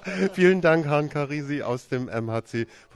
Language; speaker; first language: German; native; German